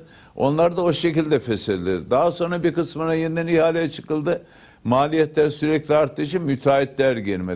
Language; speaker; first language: Turkish; native; Turkish